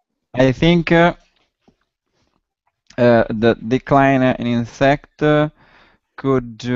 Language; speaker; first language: English; non-native, learner; Italian